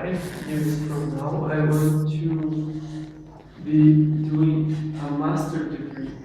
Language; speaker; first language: English; non-native, learner; Portuguese